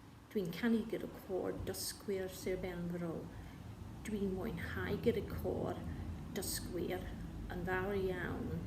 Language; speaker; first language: Welsh; non-native, learner; English